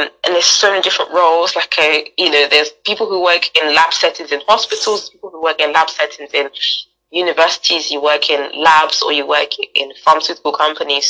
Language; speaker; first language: English; native; English